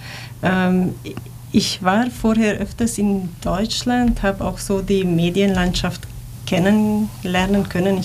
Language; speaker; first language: German; non-native, fluent; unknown